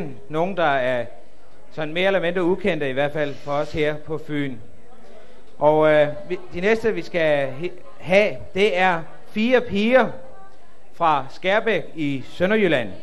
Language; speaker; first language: Danish; native; Danish